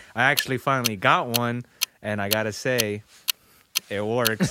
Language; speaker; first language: English; early bilingual, other home language; Spanish